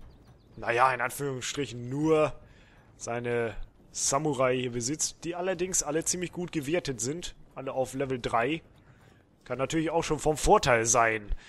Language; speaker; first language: German; native; German